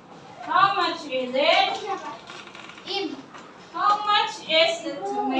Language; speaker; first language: English; non-native, learner; Indonesian